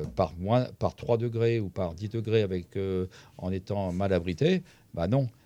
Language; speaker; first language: French; native; French